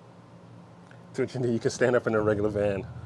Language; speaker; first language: English; native; English